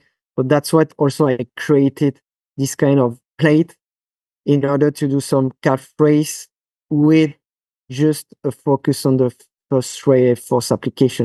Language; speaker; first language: English; non-native, fluent; French